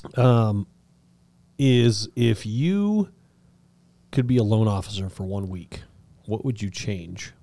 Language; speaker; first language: English; native; English